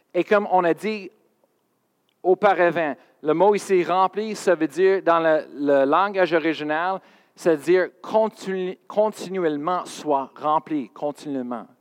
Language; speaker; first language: French; non-native, fluent; English